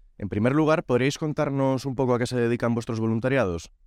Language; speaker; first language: Spanish; native; Spanish